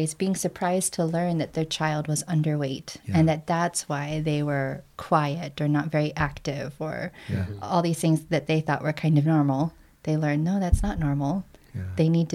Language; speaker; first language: English; native; English